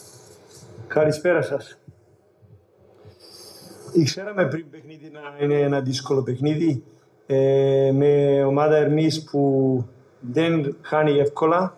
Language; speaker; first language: Greek; non-native, learner; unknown